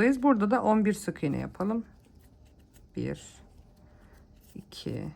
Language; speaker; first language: Turkish; native; Turkish